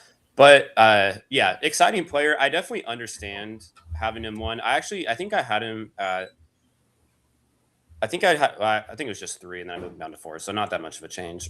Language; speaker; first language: English; native; English